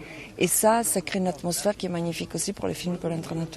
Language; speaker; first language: French; non-native, fluent; Italian